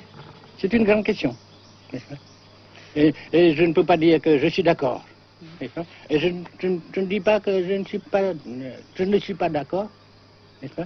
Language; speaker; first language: French; non-native, fluent; Vietnamese